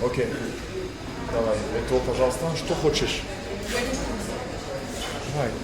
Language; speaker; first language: Russian; non-native, learner; French